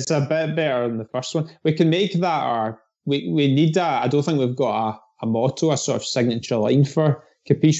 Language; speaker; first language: English; native; English